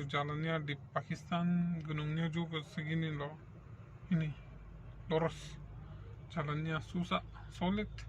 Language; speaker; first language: Indonesian; non-native, learner; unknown